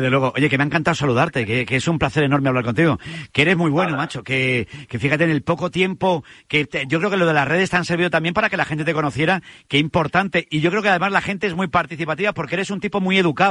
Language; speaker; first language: Spanish; native; Spanish